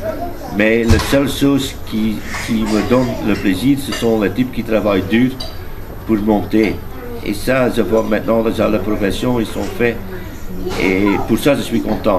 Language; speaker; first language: French; non-native, learner; Dutch